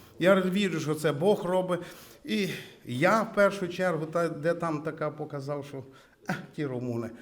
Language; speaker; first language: Ukrainian; native; Ukrainian